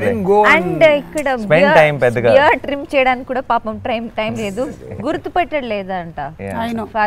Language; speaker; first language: Telugu; non-native, learner; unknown